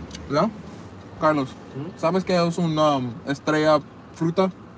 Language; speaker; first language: Spanish; non-native, learner; English